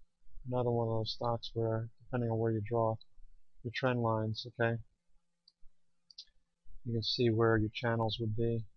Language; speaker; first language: English; native; English